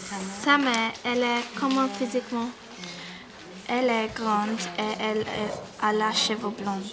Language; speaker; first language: French; non-native, learner; English